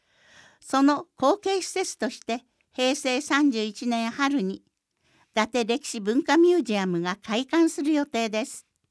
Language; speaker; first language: Japanese; native; Japanese